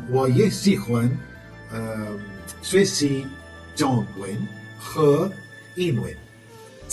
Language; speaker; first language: Chinese; non-native, learner; Portuguese